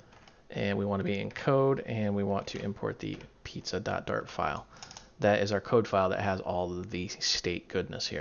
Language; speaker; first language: English; native; English